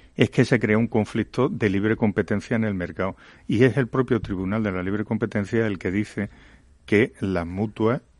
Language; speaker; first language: Spanish; native; Spanish